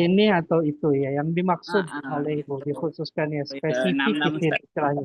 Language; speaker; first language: Indonesian; native; Indonesian